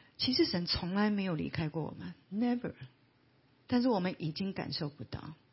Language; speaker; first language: Chinese; native; Chinese